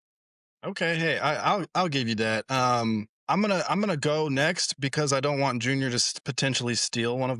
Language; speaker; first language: English; native; English